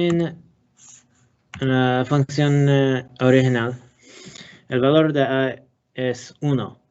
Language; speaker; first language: Spanish; non-native, learner; English